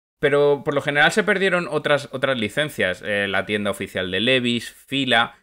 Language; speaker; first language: Spanish; native; Spanish